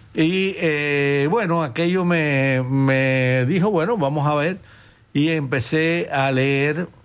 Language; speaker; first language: Spanish; native; Spanish